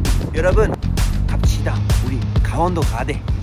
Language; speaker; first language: Korean; non-native, learner; French